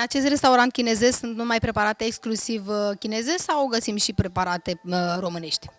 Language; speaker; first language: Romanian; native; Romanian